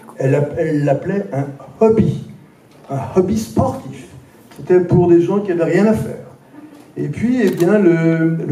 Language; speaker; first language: French; native; French